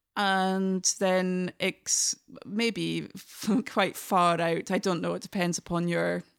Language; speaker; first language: English; native; English